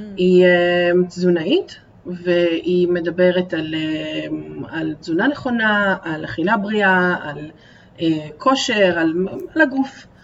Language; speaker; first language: Hebrew; early bilingual, other home language; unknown